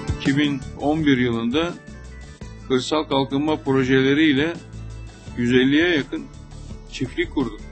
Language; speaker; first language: Turkish; native; Turkish